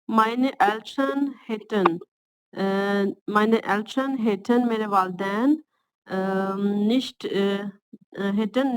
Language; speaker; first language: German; non-native, learner; Urdu